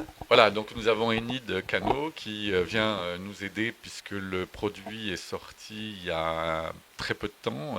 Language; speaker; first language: French; native; French